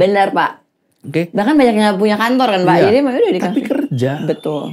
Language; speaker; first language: Indonesian; native; Indonesian